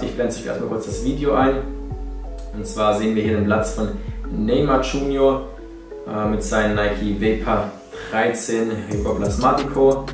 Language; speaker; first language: German; native; German